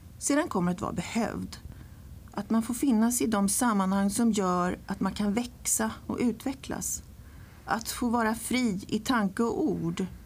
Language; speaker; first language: Swedish; early bilingual, other home language; English